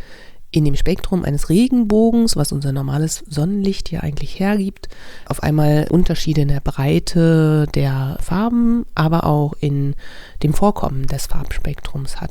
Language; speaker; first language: German; native; German